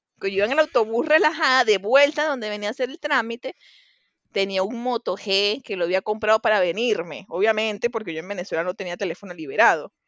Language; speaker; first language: Spanish; native; Spanish